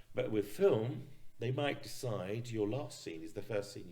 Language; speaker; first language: English; native; English